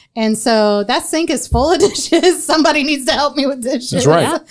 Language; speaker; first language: English; native; English